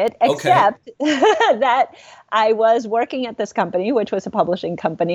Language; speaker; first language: English; native; English